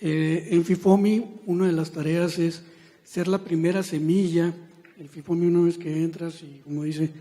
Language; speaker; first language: Spanish; native; Spanish